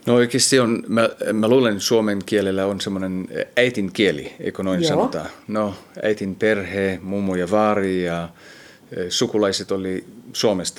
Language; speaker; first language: Finnish; early bilingual, heritage; Finnish